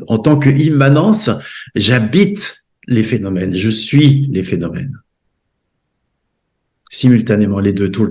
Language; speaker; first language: French; native; French